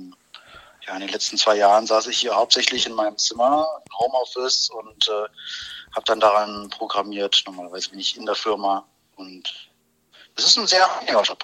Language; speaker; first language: German; native; German